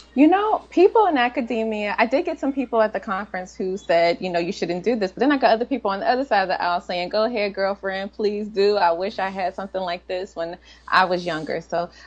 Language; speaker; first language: English; native; English